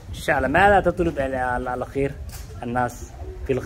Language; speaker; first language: Arabic; non-native, learner; Somali